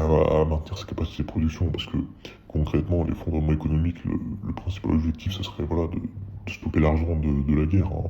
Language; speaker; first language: French; native; French